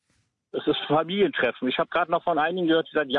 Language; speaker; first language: German; native; German